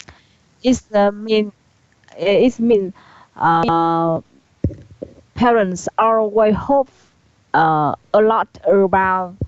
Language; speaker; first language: English; non-native, learner; Vietnamese